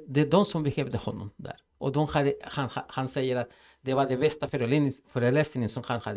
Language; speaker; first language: Swedish; non-native, fluent; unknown